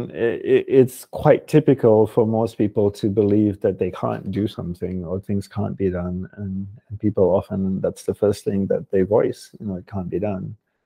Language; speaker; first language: English; non-native, local second language; Tamil